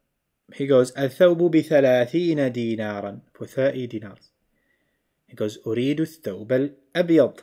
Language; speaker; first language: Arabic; non-native, fluent; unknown